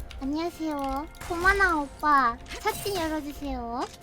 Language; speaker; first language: Korean; non-native, learner; Japanese